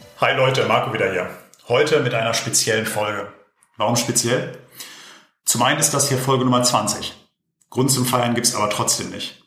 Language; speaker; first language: German; native; German